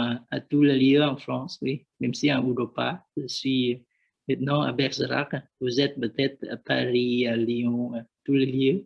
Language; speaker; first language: French; non-native, learner; Vietnamese